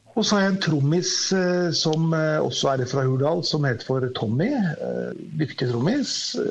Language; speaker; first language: Norwegian; early bilingual, other home language; Persian